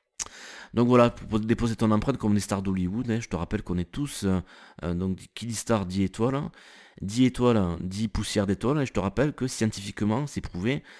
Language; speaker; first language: French; native; French